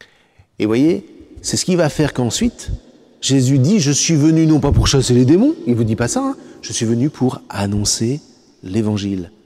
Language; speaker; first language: French; native; French